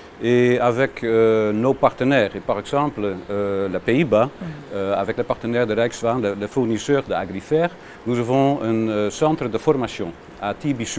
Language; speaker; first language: French; non-native, learner; Dutch